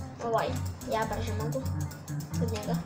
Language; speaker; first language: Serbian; early bilingual, heritage; Serbian